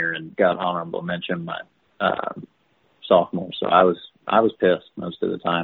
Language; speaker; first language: English; native; English